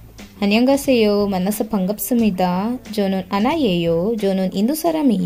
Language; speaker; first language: Korean; non-native, learner; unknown